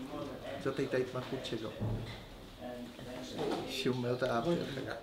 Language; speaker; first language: Hebrew; early bilingual, other home language; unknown